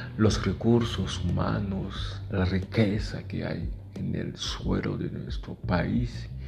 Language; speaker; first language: Spanish; non-native, fluent; Haitian Creole